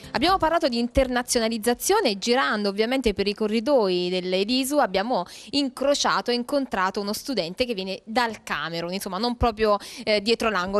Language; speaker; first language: Italian; native; Italian